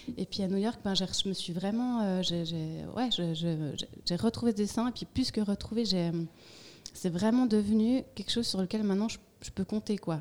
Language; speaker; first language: French; native; French